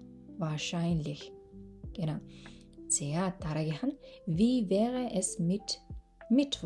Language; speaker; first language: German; non-native, fluent; Mongolian